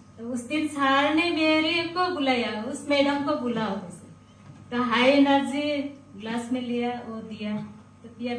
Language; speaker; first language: Hindi; non-native, local second language; Santali